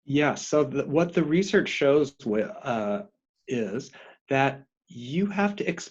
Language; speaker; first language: English; native; English